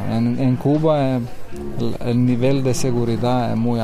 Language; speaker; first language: Spanish; non-native, learner; Lithuanian